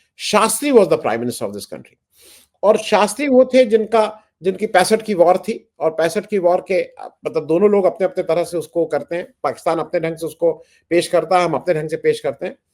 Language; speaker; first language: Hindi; native; Hindi